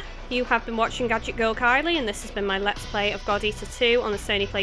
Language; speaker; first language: English; native; English